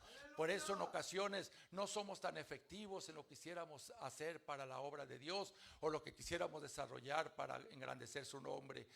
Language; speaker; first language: Spanish; native; Spanish